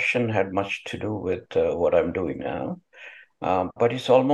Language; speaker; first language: English; non-native, local second language; Kannada